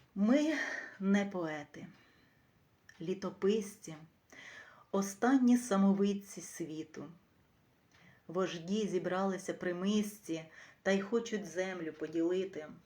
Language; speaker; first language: Ukrainian; native; Ukrainian